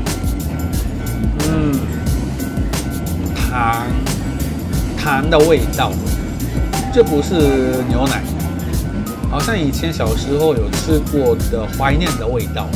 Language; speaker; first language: Chinese; non-native, fluent; Japanese